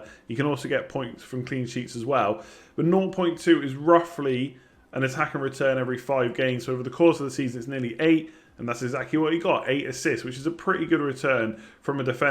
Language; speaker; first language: English; native; English